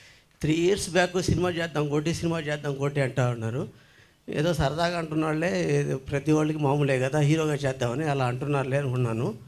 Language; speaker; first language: Telugu; native; Telugu